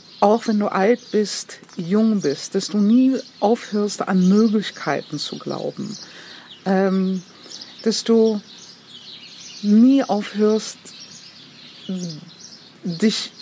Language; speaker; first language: German; non-native, fluent; English